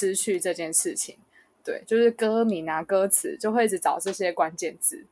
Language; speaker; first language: Chinese; native; Chinese